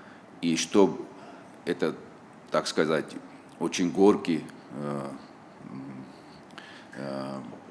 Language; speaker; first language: Russian; non-native, local second language; Tajik